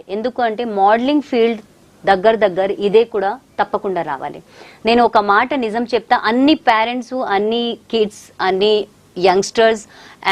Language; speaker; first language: Telugu; non-native, local second language; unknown